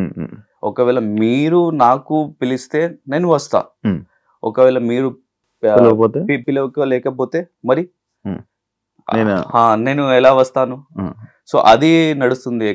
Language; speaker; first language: Telugu; non-native, learner; Hindi